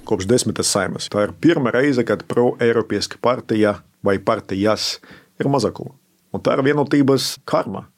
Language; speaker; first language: Latvian; native; Latvian